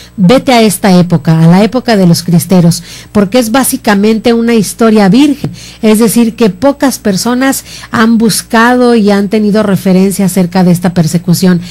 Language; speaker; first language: Spanish; native; Spanish